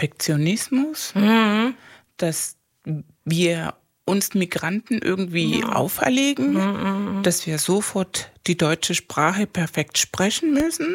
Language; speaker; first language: German; non-native, fluent; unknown